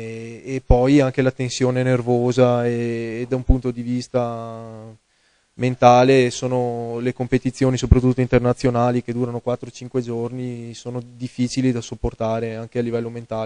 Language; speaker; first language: Italian; native; Italian